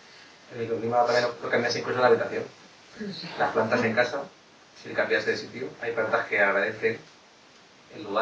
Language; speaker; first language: Spanish; native; Spanish